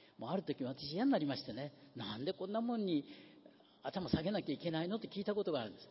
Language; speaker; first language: Japanese; native; Japanese